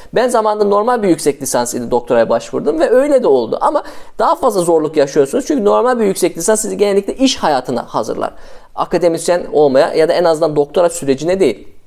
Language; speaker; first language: Turkish; early bilingual, heritage; Turkish